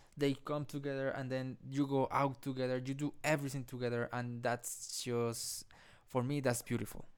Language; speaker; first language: English; non-native, fluent; Spanish